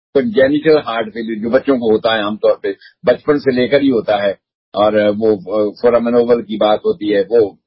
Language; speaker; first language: Hindi; non-native, local second language; Punjabi